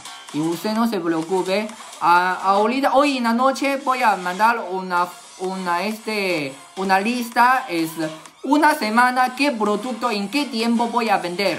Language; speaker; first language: Spanish; non-native, learner; Chinese